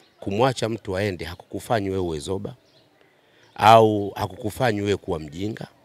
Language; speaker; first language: Swahili; native; Swahili